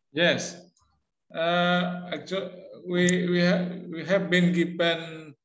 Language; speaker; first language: English; non-native, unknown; Indonesian